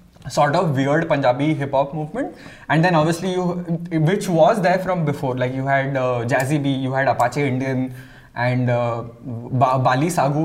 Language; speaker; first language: English; non-native, local second language; Hindi